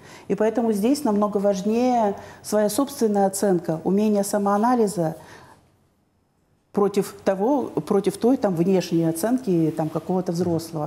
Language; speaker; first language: Russian; native; Russian